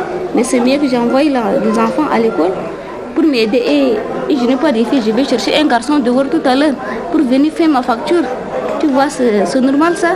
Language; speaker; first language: French; non-native, learner; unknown